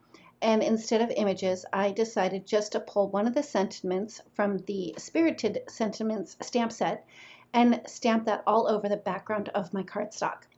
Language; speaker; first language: English; native; English